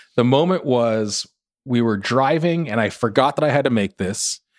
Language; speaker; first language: English; native; English